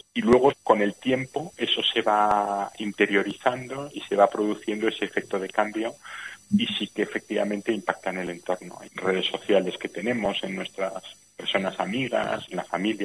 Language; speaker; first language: Spanish; native; Spanish